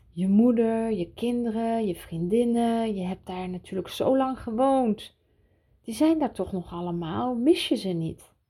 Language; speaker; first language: Dutch; early bilingual, heritage; Dutch